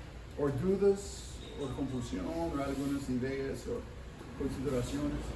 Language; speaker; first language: Spanish; non-native, fluent; English